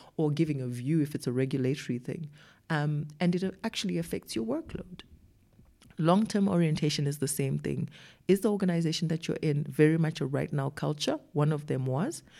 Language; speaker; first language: English; non-native, local second language; Shona